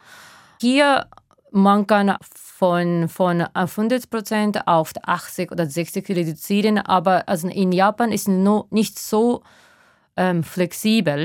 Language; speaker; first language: German; non-native, fluent; Japanese